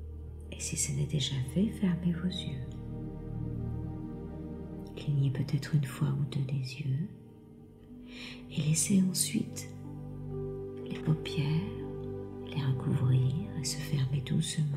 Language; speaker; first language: French; native; French